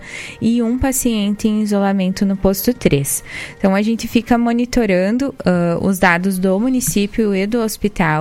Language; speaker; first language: Portuguese; native; Portuguese